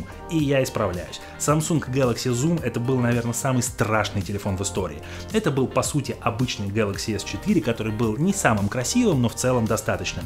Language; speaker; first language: Russian; native; Russian